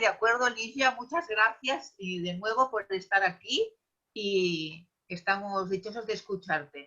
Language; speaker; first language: Spanish; native; Spanish